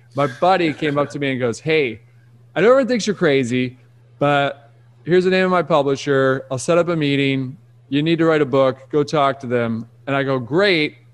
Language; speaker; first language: English; native; English